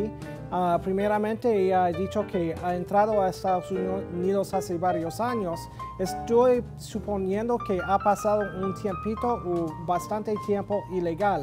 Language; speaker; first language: Spanish; non-native, fluent; English